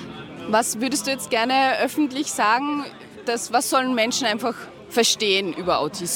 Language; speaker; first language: German; native; German